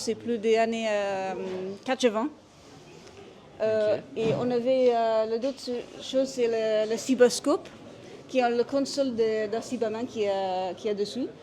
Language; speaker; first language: French; non-native, learner; English